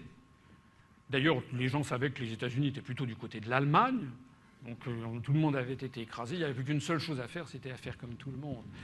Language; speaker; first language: French; native; French